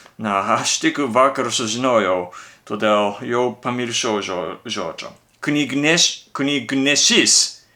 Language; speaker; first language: Lithuanian; non-native, fluent; Japanese